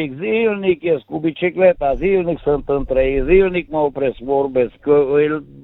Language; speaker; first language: Romanian; non-native, local second language; Hungarian